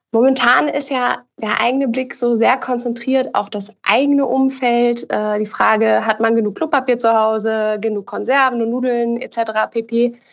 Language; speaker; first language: German; native; German